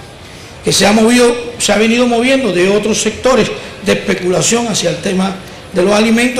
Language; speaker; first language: Spanish; native; Spanish